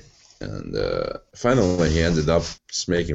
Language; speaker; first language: English; non-native, fluent; Hungarian